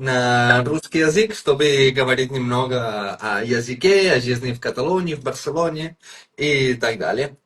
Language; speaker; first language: Russian; non-native, fluent; Catalan